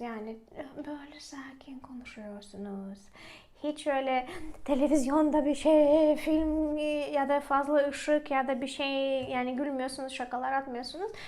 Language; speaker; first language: Turkish; non-native, fluent; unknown